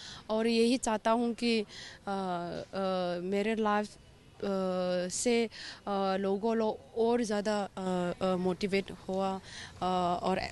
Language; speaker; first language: Hindi; non-native, local second language; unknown